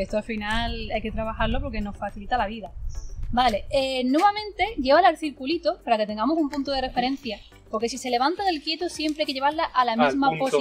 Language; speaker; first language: Spanish; native; Spanish